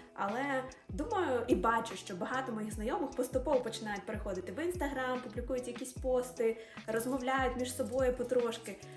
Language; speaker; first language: Ukrainian; non-native, local second language; Russian